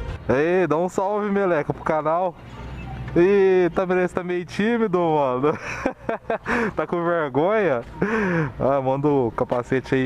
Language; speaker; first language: Portuguese; native; Portuguese